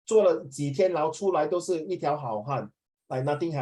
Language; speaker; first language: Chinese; native; Chinese